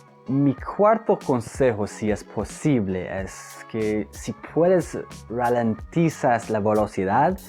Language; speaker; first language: Spanish; non-native, fluent; English